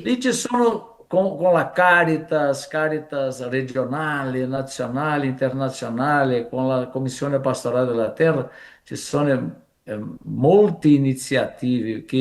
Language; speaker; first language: Italian; non-native, fluent; Portuguese